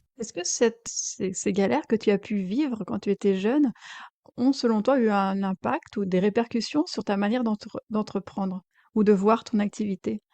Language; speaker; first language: French; native; French